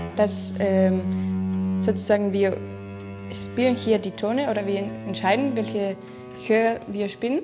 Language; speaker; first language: German; non-native, fluent; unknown